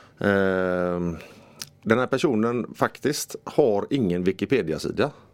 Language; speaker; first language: Swedish; native; Swedish